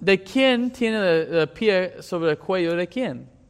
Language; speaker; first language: Spanish; non-native, fluent; English